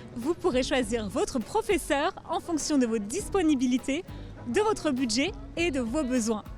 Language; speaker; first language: French; native; French